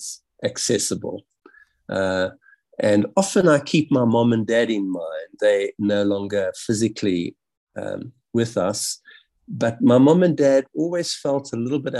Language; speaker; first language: English; native; English